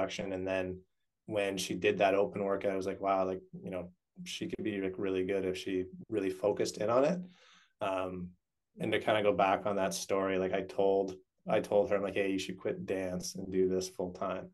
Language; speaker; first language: English; native; English